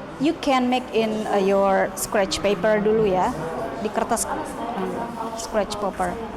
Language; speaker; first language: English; non-native, learner; Indonesian